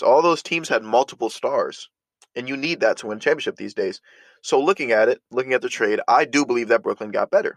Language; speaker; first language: English; native; English